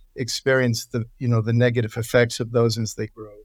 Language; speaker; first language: English; native; English